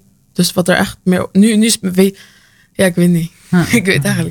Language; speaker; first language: Dutch; early bilingual, other home language; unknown